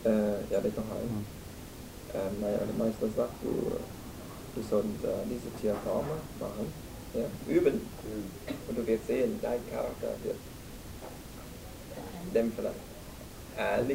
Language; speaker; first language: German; non-native, fluent; Vietnamese